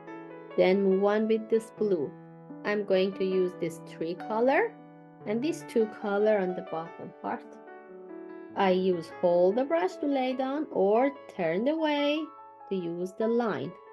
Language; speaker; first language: English; non-native, fluent; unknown